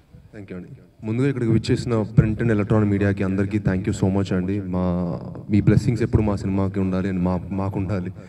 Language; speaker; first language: Telugu; native; Telugu